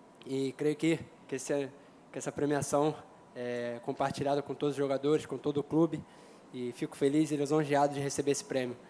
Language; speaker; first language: Portuguese; native; Portuguese